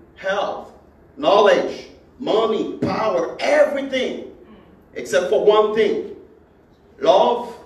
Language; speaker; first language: English; non-native, fluent; Haitian Creole